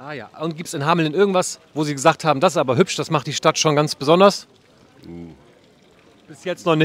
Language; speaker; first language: German; native; German